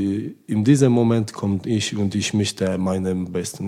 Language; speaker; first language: German; non-native, learner; Polish